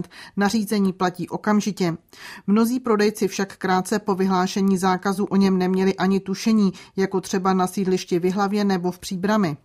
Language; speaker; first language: Czech; native; Czech